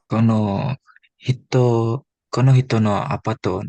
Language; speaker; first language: Japanese; non-native, learner; Indonesian